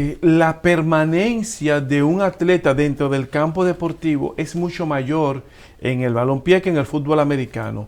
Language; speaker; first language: Spanish; native; Spanish